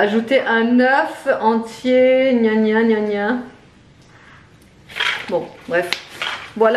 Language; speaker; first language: French; native; French